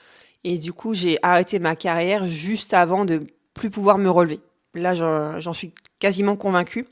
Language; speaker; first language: French; native; French